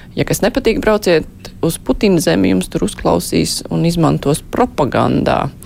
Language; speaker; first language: Latvian; native; Latvian